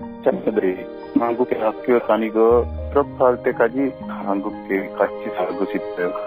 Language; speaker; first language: Korean; non-native, learner; Sinhala